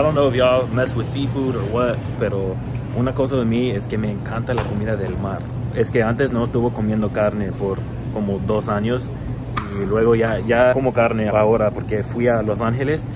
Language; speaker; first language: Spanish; early bilingual, heritage; Spanish